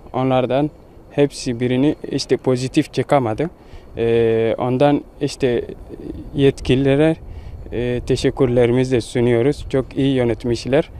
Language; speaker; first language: Turkish; non-native, fluent; Arabic